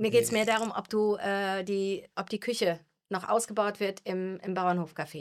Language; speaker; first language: German; native; German